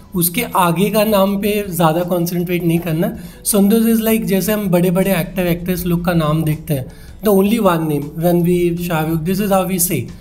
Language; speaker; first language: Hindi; native; Hindi